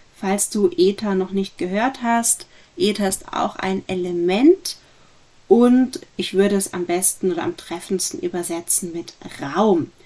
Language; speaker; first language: German; native; German